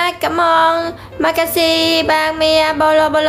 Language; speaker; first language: Indonesian; non-native, learner; Vietnamese